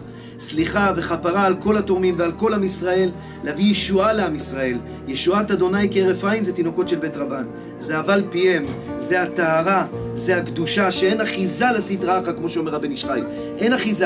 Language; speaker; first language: Hebrew; native; Hebrew